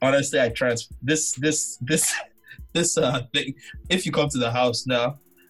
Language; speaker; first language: English; non-native, local second language; Yoruba